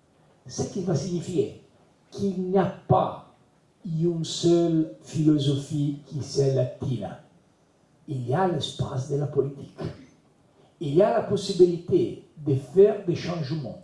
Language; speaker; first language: French; non-native, learner; Italian